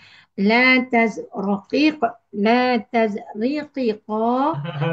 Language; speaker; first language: Arabic; non-native, learner; Malay